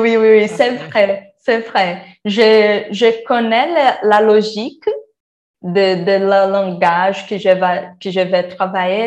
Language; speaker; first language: French; non-native, learner; Portuguese